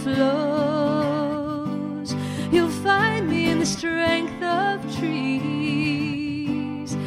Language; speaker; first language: English; native; English